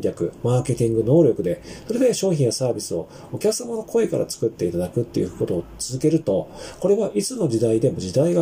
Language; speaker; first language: Japanese; native; Japanese